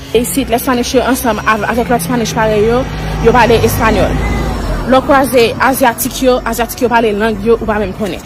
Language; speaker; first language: Haitian Creole; native; Haitian Creole